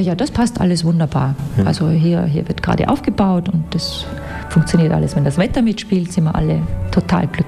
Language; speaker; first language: German; native; German